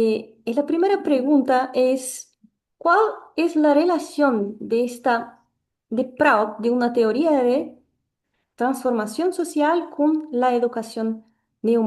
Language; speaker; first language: Spanish; non-native, fluent; Portuguese